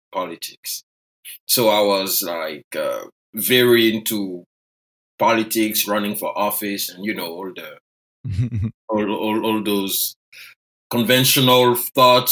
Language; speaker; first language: English; non-native, fluent; French